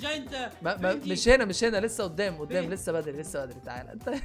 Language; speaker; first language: Arabic; native; Arabic